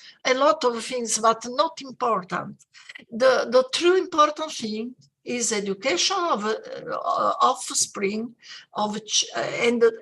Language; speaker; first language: English; non-native, fluent; Italian